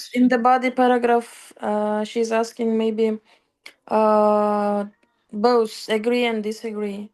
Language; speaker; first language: English; non-native, fluent; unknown